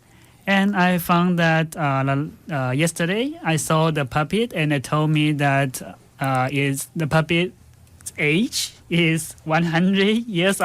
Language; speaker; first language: English; non-native, fluent; Chinese